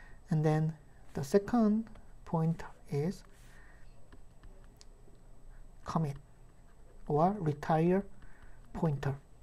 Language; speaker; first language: English; non-native, fluent; Korean